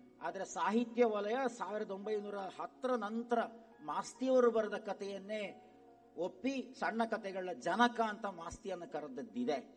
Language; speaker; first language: Kannada; native; Kannada